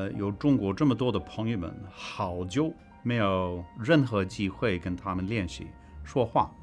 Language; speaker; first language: Chinese; non-native, fluent; English